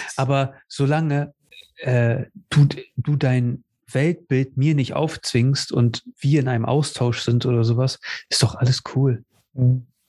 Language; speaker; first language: German; native; German